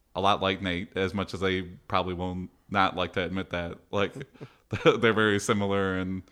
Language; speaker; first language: English; native; English